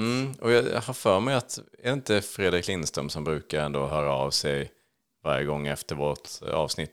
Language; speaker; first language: Swedish; native; Swedish